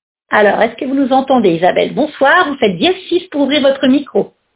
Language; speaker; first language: French; native; French